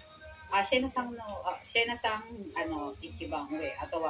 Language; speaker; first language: Japanese; non-native, learner; Filipino